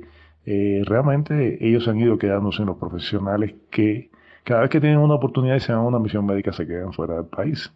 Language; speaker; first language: Spanish; native; Spanish